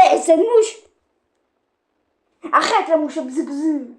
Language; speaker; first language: French; native; French